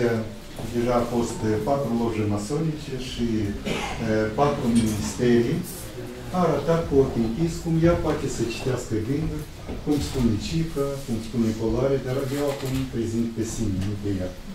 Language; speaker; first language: Romanian; non-native, local second language; Russian